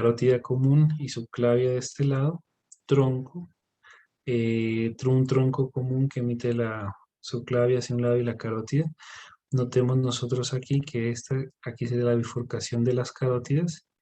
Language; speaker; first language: Spanish; native; Spanish